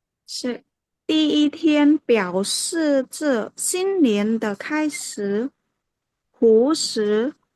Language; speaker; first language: Chinese; non-native, learner; Khmer